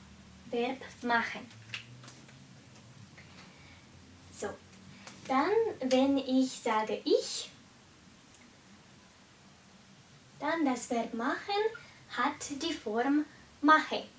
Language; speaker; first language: German; non-native, fluent; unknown